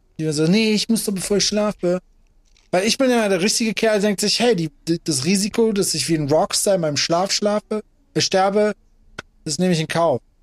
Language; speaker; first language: German; early bilingual, other home language; Persian